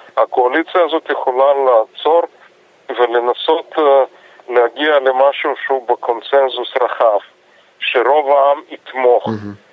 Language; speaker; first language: Hebrew; non-native, fluent; Russian